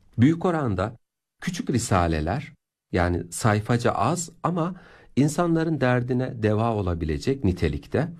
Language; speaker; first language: Turkish; native; Turkish